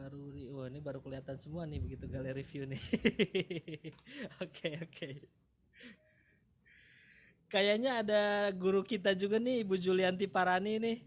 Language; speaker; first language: Indonesian; native; Indonesian